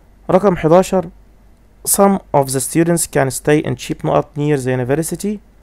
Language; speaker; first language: English; non-native, fluent; Arabic